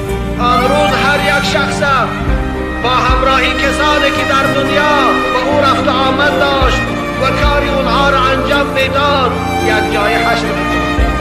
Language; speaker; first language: Persian; native; Persian